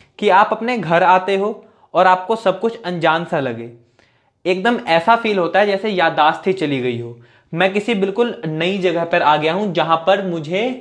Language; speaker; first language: Hindi; native; Hindi